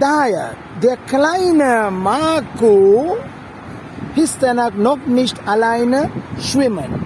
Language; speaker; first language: German; non-native, fluent; Sinhala